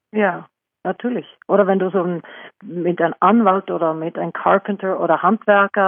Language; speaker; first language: German; non-native, fluent; Norwegian